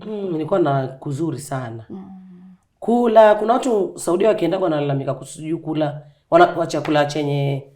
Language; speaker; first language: Swahili; non-native, local second language; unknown